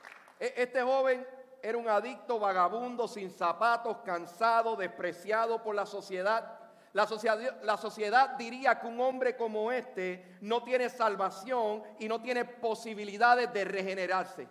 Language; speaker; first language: Spanish; native; Spanish